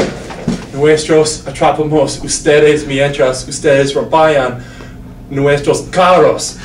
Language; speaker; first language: Spanish; non-native, learner; English